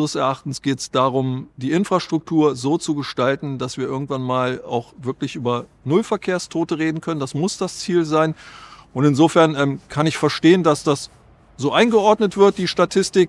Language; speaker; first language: German; native; German